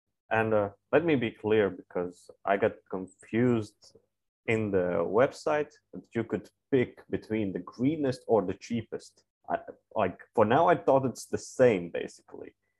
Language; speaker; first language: English; non-native, fluent; Latvian